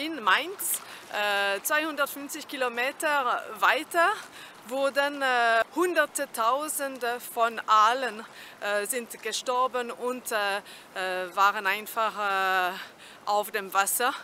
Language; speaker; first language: German; non-native, fluent; French